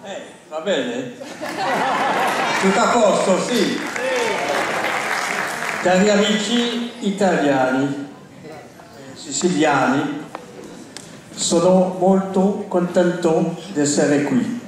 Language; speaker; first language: Italian; non-native, learner; French